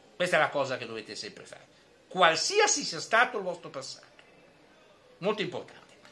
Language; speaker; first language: Italian; non-native, fluent; French